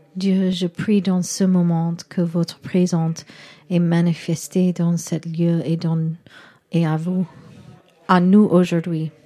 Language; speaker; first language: French; non-native, learner; English